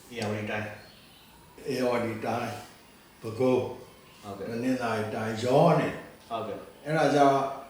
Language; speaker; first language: Burmese; non-native, local second language; S'gaw Karen